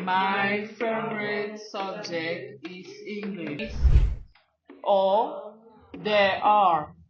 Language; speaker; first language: English; non-native, fluent; French